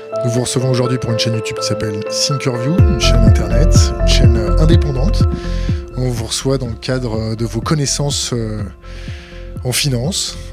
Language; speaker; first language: French; native; French